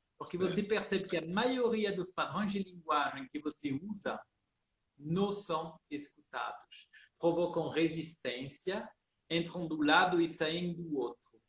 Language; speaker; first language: Portuguese; early bilingual, heritage; Portuguese